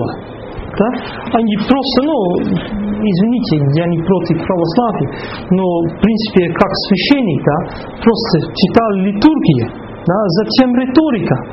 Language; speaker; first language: Russian; non-native, fluent; Dutch